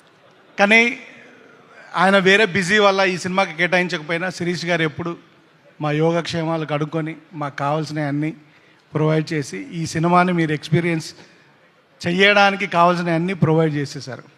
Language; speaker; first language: Telugu; native; Telugu